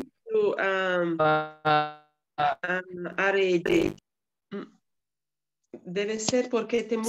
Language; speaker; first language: Portuguese; non-native, fluent; Italian